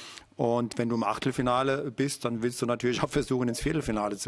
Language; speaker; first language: German; native; German